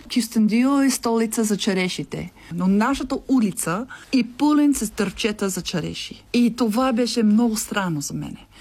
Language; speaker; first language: Bulgarian; non-native, learner; English